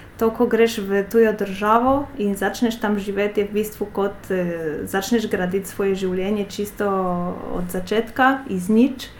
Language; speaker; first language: Slovenian; non-native, fluent; Polish